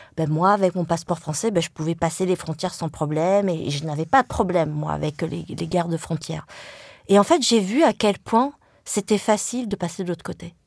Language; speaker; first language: French; early bilingual, other home language; Vietnamese